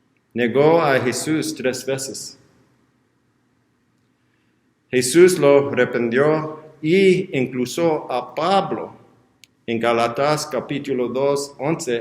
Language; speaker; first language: Spanish; non-native, learner; English